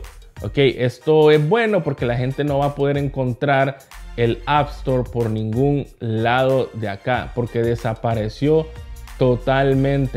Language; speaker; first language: Spanish; native; Spanish